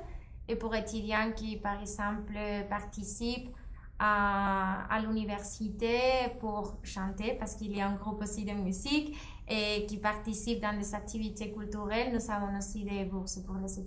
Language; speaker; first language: French; non-native, fluent; Spanish